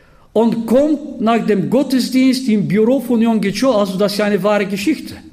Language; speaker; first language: German; non-native, fluent; Bulgarian